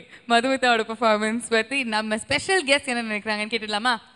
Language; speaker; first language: Tamil; native; Tamil